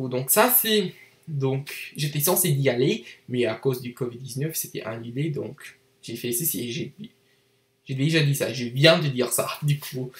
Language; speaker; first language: French; non-native, learner; English